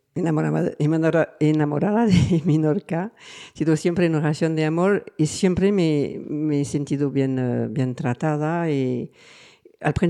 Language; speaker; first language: Spanish; non-native, fluent; French